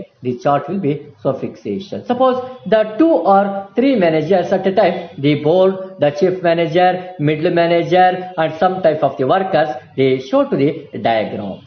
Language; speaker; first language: English; non-native, local second language; Kannada